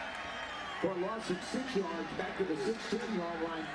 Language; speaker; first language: English; native; English